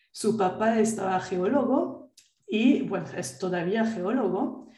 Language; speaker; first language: Spanish; non-native, fluent; French